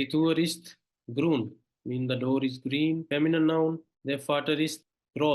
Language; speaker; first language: German; non-native, fluent; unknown